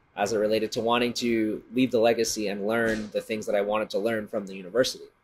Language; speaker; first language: English; native; English